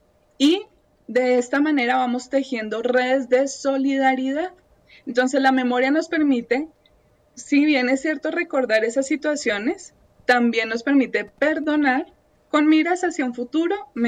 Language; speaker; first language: Spanish; native; Spanish